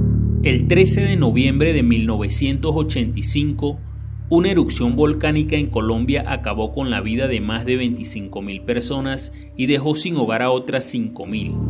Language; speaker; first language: Spanish; native; Spanish